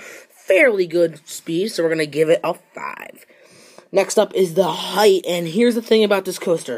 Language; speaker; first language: English; native; English